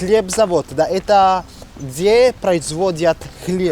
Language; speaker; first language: Russian; non-native, fluent; Italian